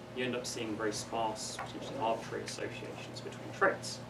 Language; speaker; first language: English; native; English